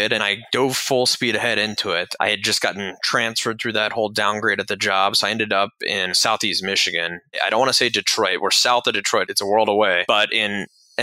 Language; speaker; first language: English; native; English